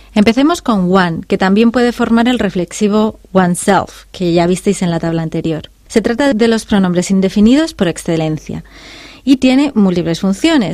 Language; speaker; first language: Spanish; native; Spanish